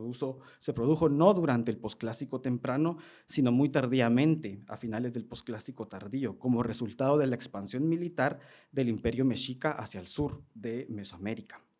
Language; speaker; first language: Spanish; native; Spanish